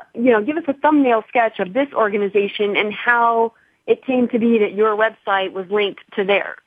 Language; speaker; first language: English; native; English